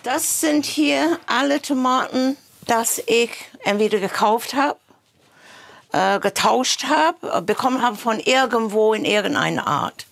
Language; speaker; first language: German; non-native, fluent; English